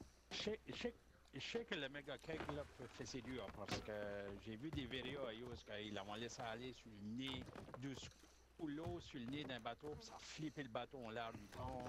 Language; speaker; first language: French; native; French